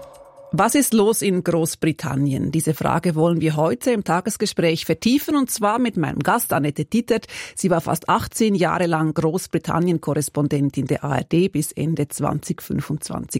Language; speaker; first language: German; native; German